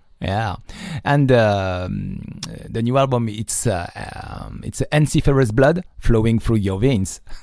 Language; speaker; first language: English; non-native, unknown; French